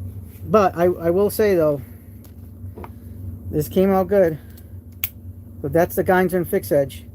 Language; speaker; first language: English; native; English